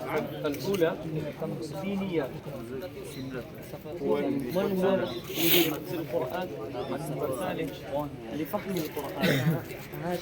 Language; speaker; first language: Arabic; non-native, learner; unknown